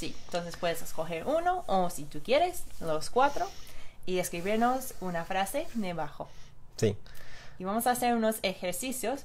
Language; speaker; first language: Spanish; non-native, fluent; English